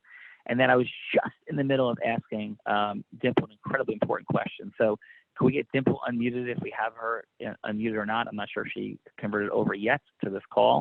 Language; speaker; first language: English; native; English